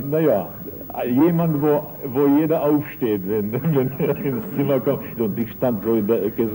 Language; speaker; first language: German; non-native, fluent; Czech